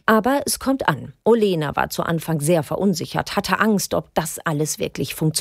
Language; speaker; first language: German; native; German